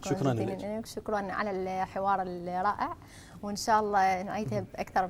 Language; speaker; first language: Arabic; native; Arabic